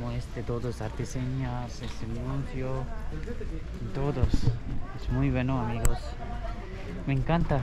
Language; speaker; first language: Spanish; non-native, learner; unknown